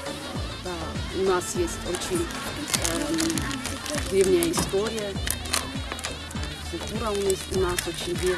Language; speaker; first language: Russian; non-native, fluent; Armenian